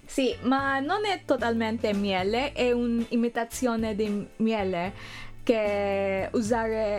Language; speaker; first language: Italian; non-native, learner; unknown